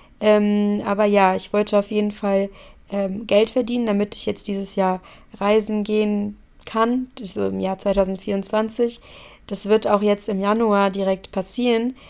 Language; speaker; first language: German; native; German